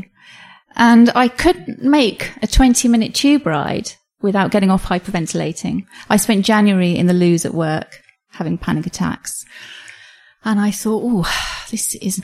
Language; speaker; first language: English; native; English